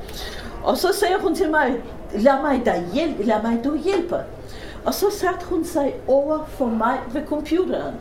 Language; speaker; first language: Danish; non-native, fluent; Russian